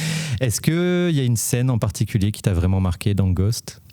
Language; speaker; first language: French; native; French